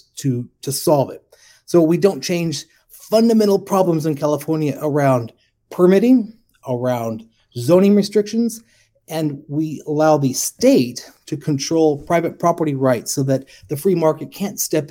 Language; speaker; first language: English; native; English